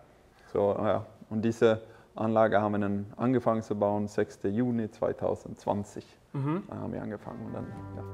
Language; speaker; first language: German; non-native, fluent; Swedish